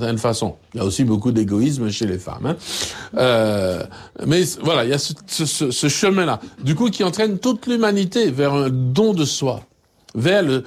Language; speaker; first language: French; native; French